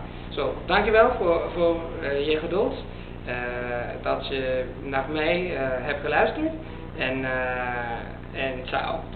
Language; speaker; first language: Dutch; non-native, learner; Italian